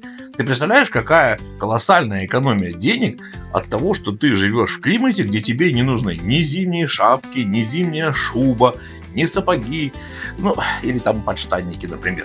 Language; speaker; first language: Russian; native; Russian